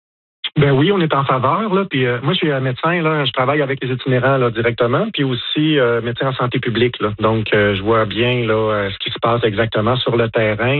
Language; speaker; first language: French; native; French